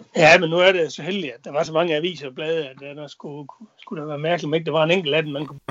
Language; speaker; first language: Danish; native; Danish